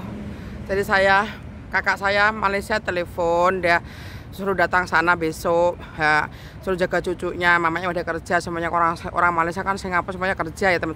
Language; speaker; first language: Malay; non-native, local second language; Javanese